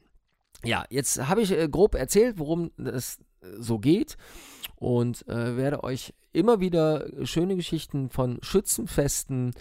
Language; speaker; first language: German; native; German